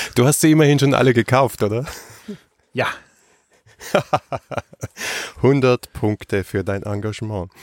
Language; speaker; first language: German; native; German